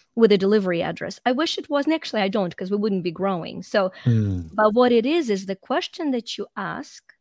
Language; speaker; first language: English; non-native, fluent; Ukrainian